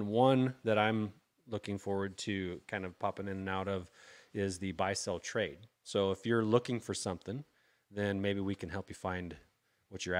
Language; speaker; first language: English; native; English